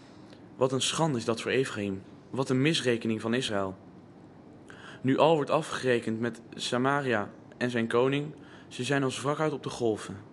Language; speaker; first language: Dutch; native; Dutch